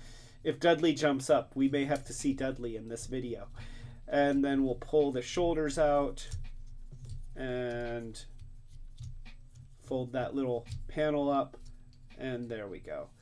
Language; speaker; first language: English; native; English